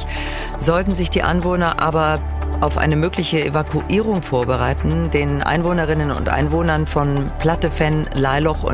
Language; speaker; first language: German; native; German